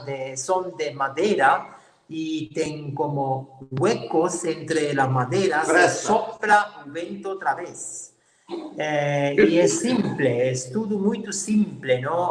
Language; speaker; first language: Portuguese; non-native, fluent; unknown